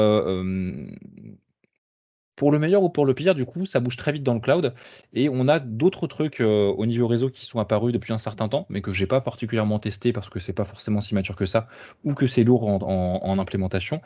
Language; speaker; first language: French; native; French